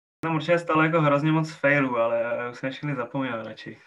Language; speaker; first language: Czech; native; Czech